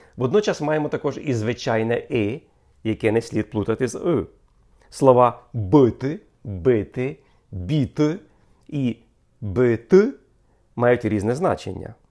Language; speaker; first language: Ukrainian; native; Ukrainian